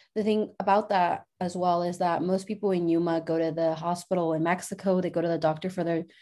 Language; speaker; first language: English; early bilingual, other home language; Spanish